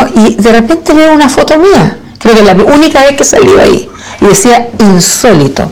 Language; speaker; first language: Spanish; native; Spanish